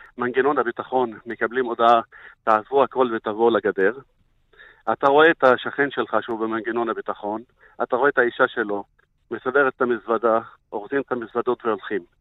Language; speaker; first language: Hebrew; non-native, fluent; Arabic